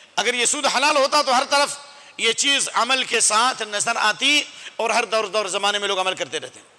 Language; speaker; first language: Urdu; native; Urdu